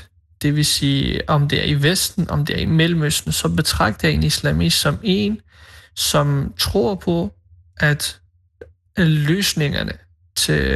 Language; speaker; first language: Danish; early bilingual, other home language; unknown